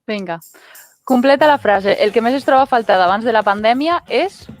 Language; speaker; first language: Catalan; native; Catalan